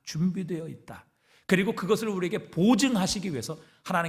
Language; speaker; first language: Korean; native; Korean